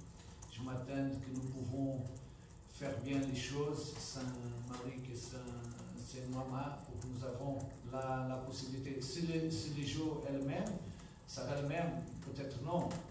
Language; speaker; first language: French; non-native, fluent; Portuguese